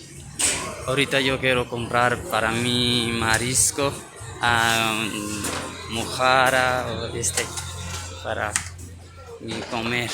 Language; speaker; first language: Spanish; non-native, learner; Urdu